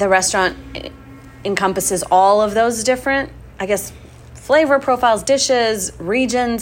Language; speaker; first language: English; native; English